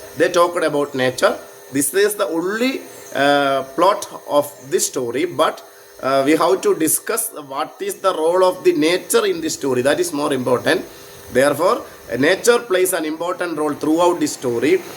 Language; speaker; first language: English; non-native, local second language; Malayalam